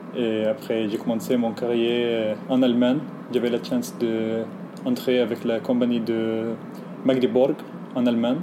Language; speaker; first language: French; non-native, learner; Arabic